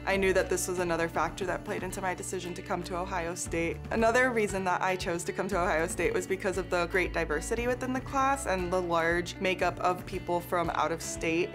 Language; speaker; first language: English; native; English